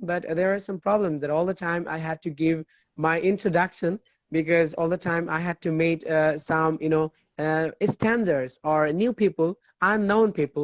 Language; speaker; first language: English; non-native, fluent; Bangla